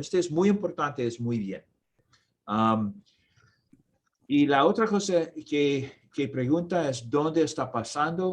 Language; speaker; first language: Spanish; non-native, learner; English